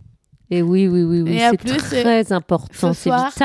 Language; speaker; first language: French; native; French